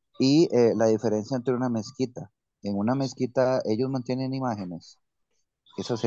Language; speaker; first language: Spanish; native; Spanish